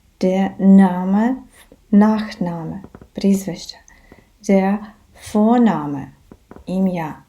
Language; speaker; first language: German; non-native, fluent; Ukrainian